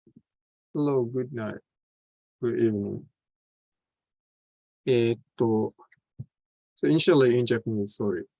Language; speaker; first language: English; non-native, fluent; Japanese